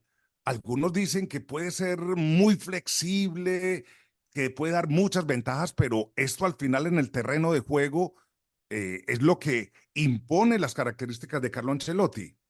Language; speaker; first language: Spanish; native; Spanish